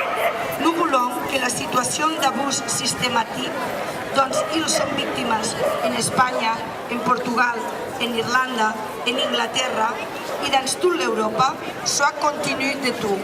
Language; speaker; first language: French; non-native, learner; Spanish